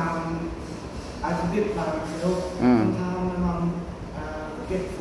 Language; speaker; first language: English; non-native, learner; Thai